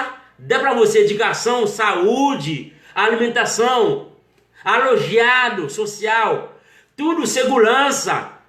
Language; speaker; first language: Portuguese; non-native, learner; Haitian Creole